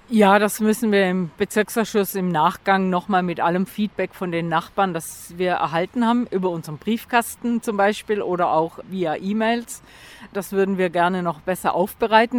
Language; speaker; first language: German; native; German